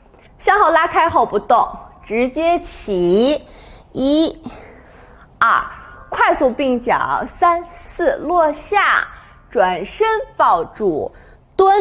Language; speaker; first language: Chinese; native; Chinese